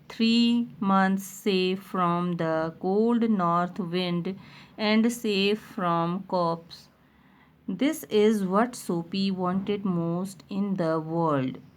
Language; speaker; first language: English; non-native, local second language; Hindi